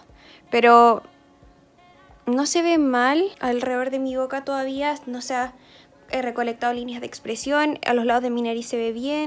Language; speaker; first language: Spanish; native; Spanish